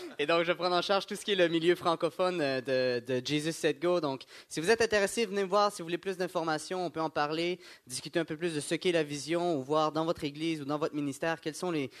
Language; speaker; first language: French; native; French